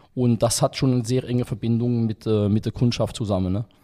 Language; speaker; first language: German; non-native, fluent; French